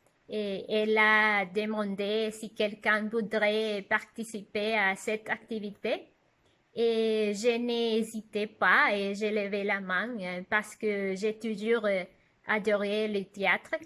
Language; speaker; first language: French; non-native, fluent; Spanish